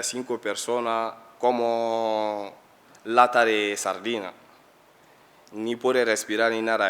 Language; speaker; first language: Spanish; non-native, learner; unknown